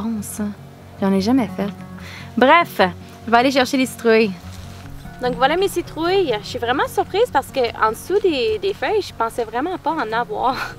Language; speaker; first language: French; native; French